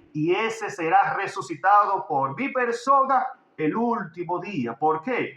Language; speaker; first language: Spanish; native; Spanish